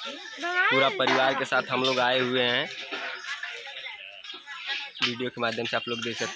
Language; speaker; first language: Hindi; non-native, local second language; Bhojpuri